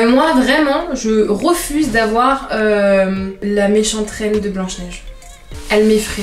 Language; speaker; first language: French; native; French